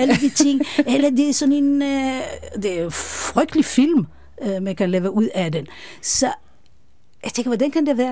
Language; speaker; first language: Danish; non-native, fluent; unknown